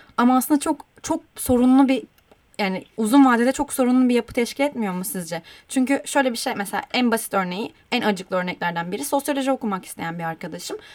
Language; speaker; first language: Turkish; native; Turkish